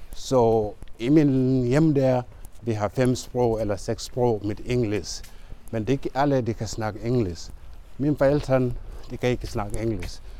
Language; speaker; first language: Danish; non-native, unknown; Mandingo